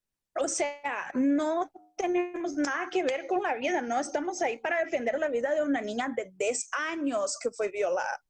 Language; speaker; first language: Spanish; non-native, local second language; Portuguese